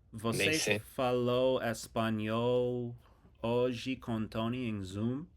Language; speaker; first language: Portuguese; non-native, fluent; English